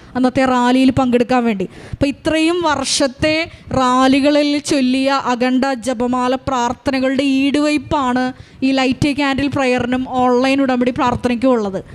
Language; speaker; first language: Malayalam; native; Malayalam